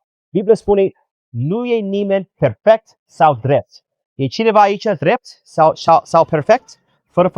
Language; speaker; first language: Romanian; non-native, learner; English